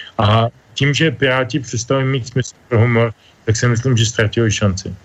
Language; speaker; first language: Czech; native; Czech